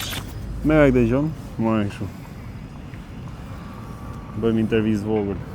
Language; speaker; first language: Albanian; native; Albanian